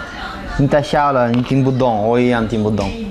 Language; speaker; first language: Chinese; non-native, learner; Russian